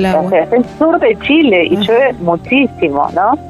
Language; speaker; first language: Spanish; native; Spanish